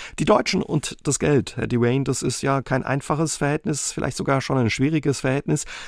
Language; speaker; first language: German; native; German